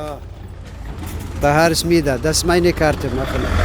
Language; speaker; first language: German; non-native, learner; Arabic